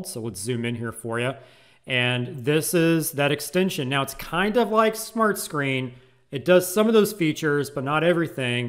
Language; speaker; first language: English; native; English